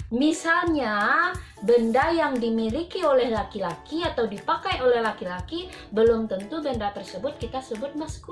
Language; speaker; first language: Indonesian; non-native, local second language; Minangkabau